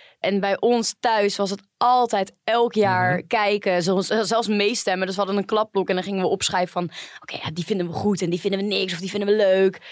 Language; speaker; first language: Dutch; early bilingual, other home language; Greek